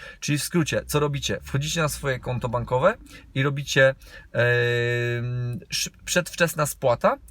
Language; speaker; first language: Polish; native; Polish